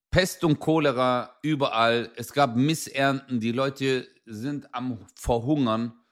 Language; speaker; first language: German; early bilingual, other home language; Turkish